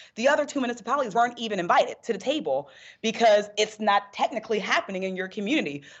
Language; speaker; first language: English; native; English